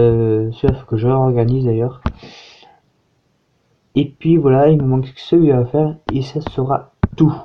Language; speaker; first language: French; native; French